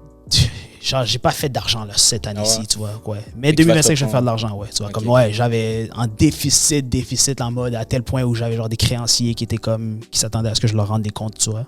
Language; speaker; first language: French; native; French